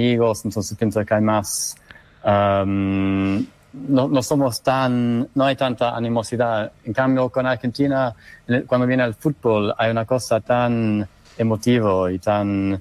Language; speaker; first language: Spanish; non-native, fluent; English